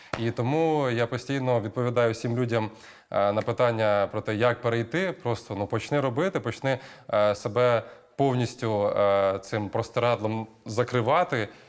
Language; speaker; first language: Ukrainian; native; Ukrainian